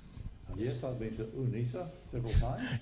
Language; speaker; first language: English; native; English